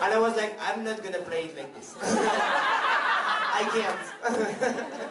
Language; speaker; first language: English; non-native, fluent; French